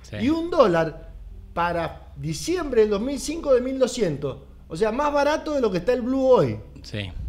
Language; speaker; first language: Spanish; native; Spanish